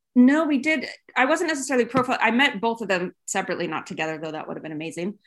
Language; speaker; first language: English; native; English